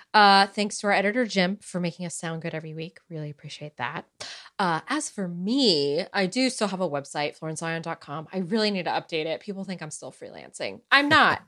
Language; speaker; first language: English; early bilingual, other home language; Romanian